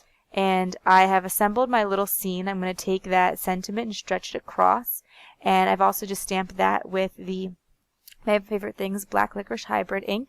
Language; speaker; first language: English; native; English